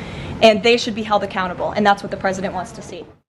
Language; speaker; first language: English; native; English